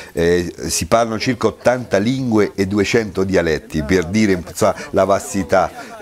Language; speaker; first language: Italian; native; Italian